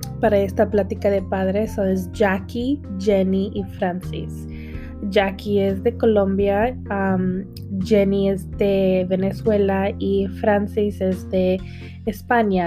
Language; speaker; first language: Spanish; early bilingual, heritage; Spanish